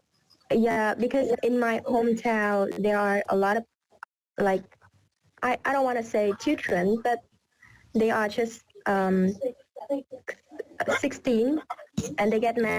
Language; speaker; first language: English; non-native, learner; Vietnamese